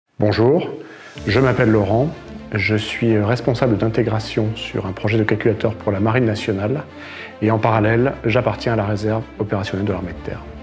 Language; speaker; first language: French; native; French